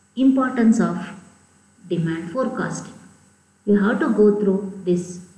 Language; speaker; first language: English; non-native, local second language; Kannada